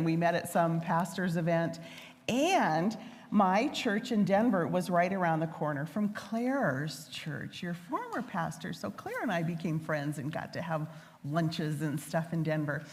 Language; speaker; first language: English; native; English